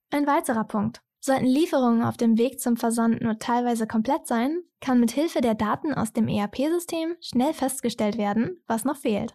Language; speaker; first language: German; native; German